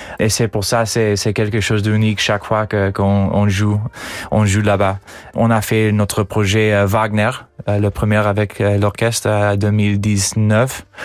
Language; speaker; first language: French; non-native, fluent; English